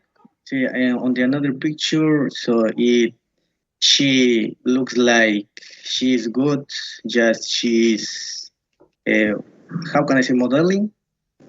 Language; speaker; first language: English; non-native, learner; Spanish